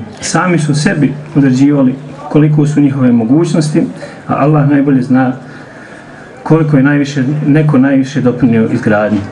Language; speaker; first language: Croatian; native; Croatian